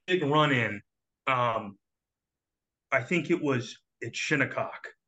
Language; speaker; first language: English; native; English